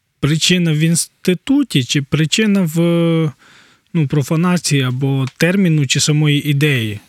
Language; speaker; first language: Ukrainian; native; Ukrainian